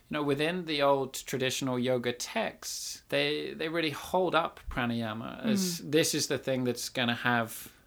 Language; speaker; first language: English; native; English